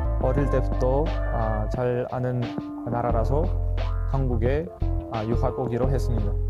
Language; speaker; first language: Korean; non-native, fluent; Uzbek